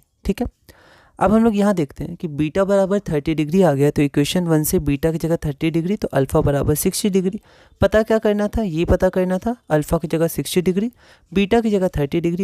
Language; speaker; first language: Hindi; native; Hindi